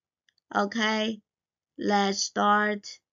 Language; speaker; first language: English; non-native, fluent; Chinese